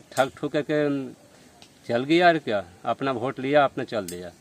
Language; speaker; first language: Hindi; native; Hindi